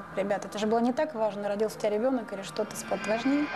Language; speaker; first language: Russian; native; Russian